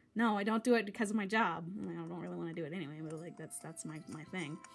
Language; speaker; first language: English; native; English